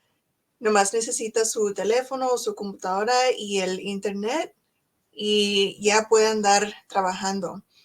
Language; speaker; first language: Spanish; non-native, learner; English